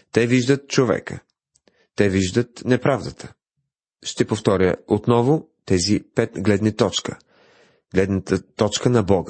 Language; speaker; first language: Bulgarian; native; Bulgarian